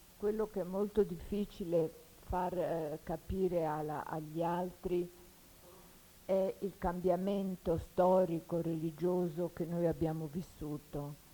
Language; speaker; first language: Italian; native; Italian